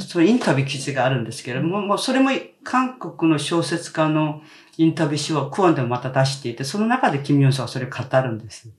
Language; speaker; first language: Japanese; non-native, fluent; Korean